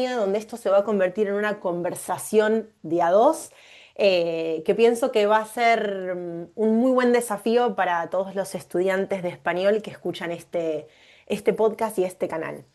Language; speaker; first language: Spanish; native; Spanish